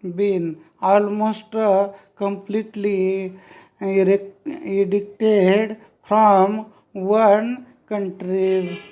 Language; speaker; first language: English; non-native, local second language; Marathi